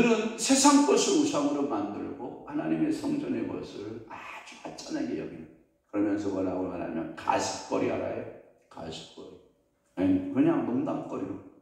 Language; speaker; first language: Korean; native; Korean